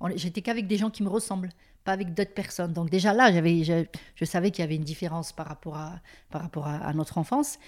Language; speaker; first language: French; native; French